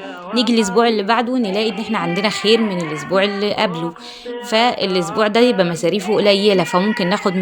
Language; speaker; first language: Arabic; native; Arabic